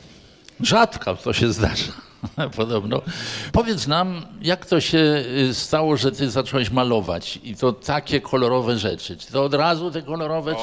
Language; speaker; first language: Polish; native; Polish